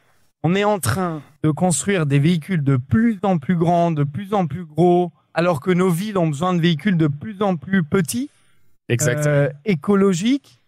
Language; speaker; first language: French; native; French